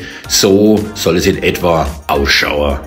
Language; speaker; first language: German; native; German